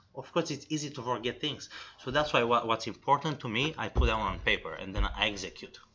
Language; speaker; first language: English; non-native, fluent; Romanian